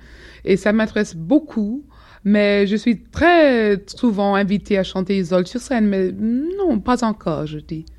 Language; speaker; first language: French; non-native, fluent; English